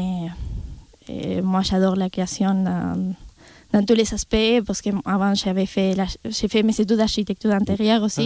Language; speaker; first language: French; non-native, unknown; Spanish